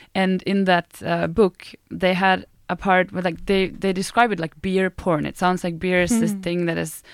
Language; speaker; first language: English; non-native, fluent; German